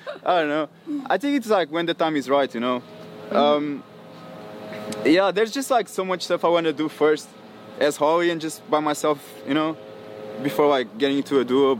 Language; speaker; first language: English; non-native, fluent; Portuguese